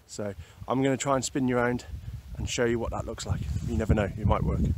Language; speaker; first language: English; native; English